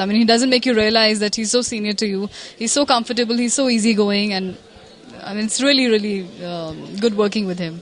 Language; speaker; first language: English; non-native, local second language; Punjabi